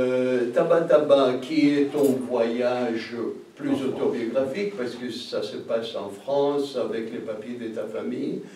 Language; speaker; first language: French; non-native, fluent; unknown